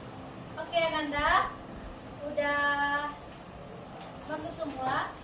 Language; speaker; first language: Indonesian; native; Indonesian